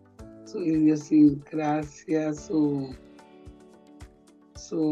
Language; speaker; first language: Spanish; non-native, local second language; Jamaican Creole English